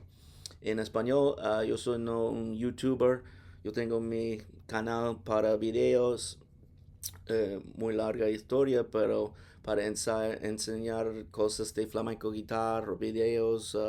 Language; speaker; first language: Spanish; non-native, learner; English